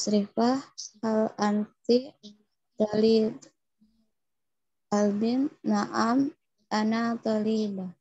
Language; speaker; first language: Arabic; non-native, learner; Indonesian